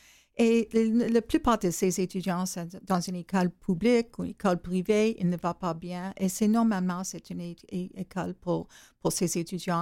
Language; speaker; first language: French; non-native, learner; English